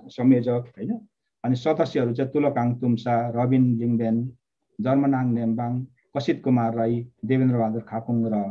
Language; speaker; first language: Nepali; native; Nepali